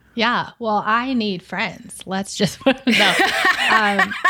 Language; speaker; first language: English; native; English